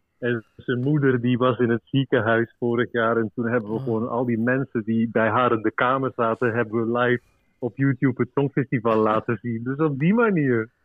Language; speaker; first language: Dutch; native; Dutch